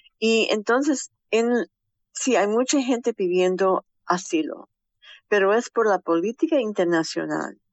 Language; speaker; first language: Spanish; early bilingual, heritage; Spanish